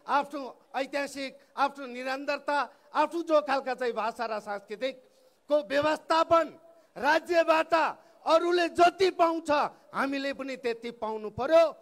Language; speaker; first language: Nepali; non-native, local second language; Eastern Tamang